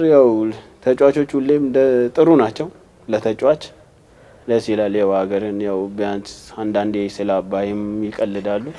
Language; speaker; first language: Amharic; non-native, local second language; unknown